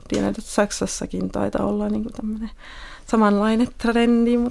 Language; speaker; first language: Finnish; non-native, fluent; French